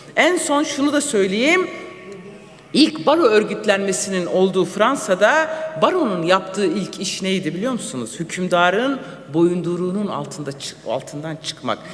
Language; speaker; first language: Turkish; non-native, local second language; Kurdish